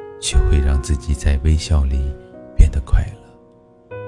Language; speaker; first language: Chinese; native; Chinese